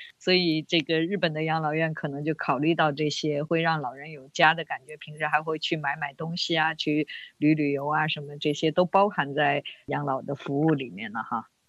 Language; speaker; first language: Chinese; native; Chinese